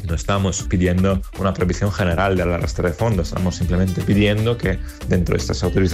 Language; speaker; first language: Spanish; native; Spanish